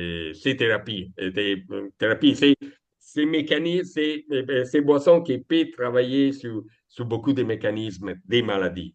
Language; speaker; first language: French; non-native, learner; Italian